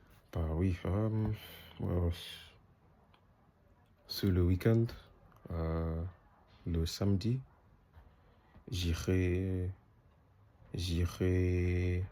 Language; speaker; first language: French; non-native, learner; English